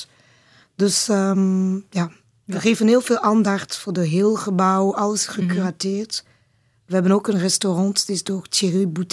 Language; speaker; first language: Dutch; non-native, learner; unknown